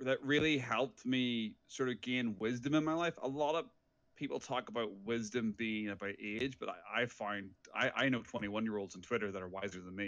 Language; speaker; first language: English; native; English